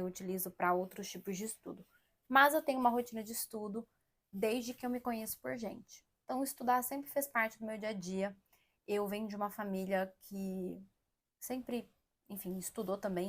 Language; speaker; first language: Portuguese; native; Portuguese